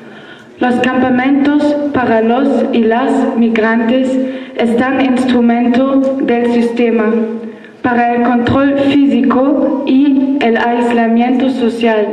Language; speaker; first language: Spanish; non-native, learner; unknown